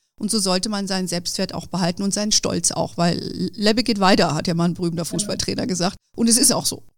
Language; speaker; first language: German; native; German